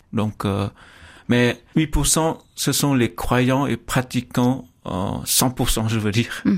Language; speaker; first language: French; non-native, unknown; Vietnamese